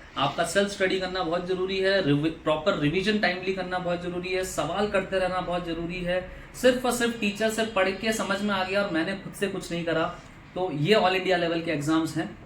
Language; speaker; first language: Hindi; native; Hindi